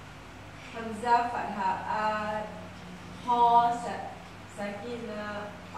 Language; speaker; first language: Arabic; non-native, learner; Malay